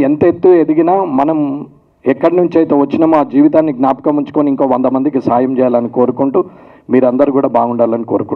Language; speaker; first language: Telugu; native; Telugu